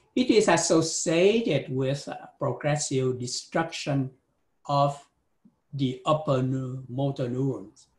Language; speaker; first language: English; non-native, fluent; Vietnamese